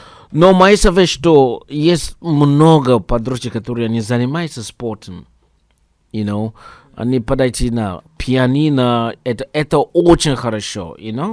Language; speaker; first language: Russian; non-native, learner; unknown